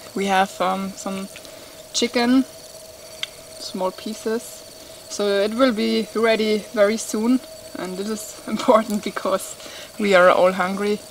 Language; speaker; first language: English; non-native, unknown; German